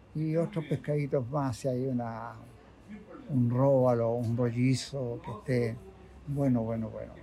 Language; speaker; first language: Spanish; native; Spanish